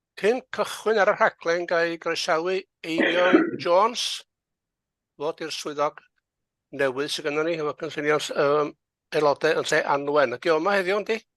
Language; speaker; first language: Welsh; native; Welsh